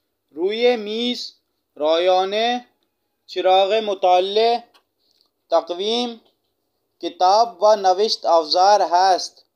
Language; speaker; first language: Persian; non-native, fluent; Urdu